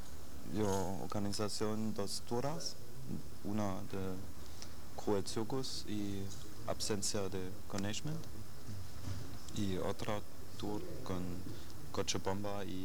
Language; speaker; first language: Spanish; non-native, learner; German